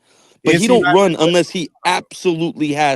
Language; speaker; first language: English; native; English